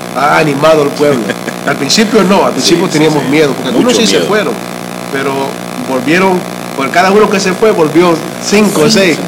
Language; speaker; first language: Spanish; early bilingual, heritage; Spanish